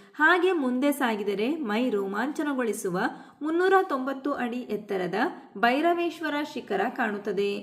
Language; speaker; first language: Kannada; native; Kannada